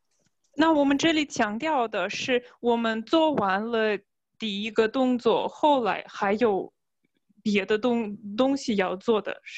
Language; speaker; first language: Chinese; non-native, fluent; Russian